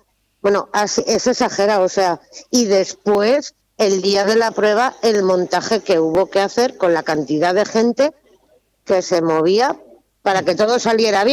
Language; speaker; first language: Spanish; native; Spanish